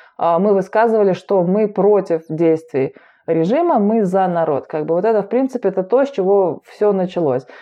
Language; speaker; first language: Russian; native; Russian